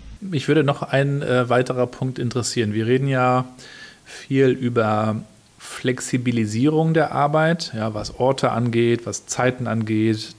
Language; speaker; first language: German; native; German